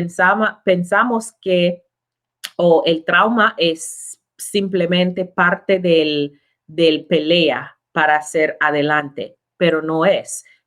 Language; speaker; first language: Spanish; non-native, learner; English